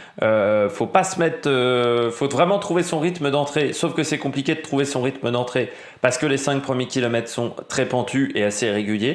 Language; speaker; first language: French; native; French